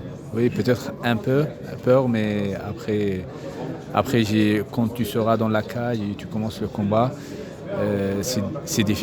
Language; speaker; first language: French; non-native, fluent; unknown